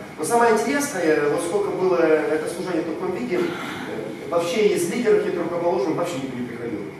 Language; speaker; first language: Russian; non-native, local second language; Romanian